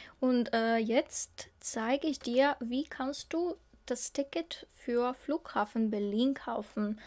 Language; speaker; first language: German; non-native, learner; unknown